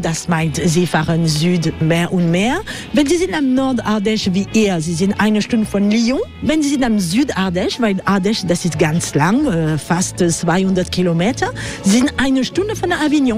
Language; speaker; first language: German; non-native, fluent; French